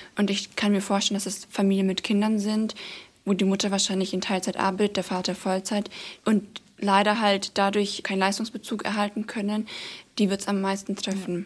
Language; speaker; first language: German; native; German